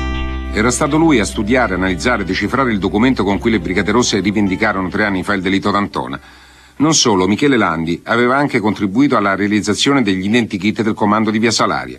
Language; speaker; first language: Italian; native; Italian